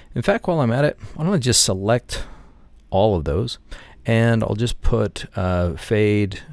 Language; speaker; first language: English; native; English